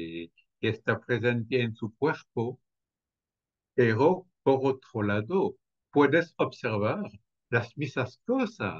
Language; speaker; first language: Spanish; non-native, fluent; French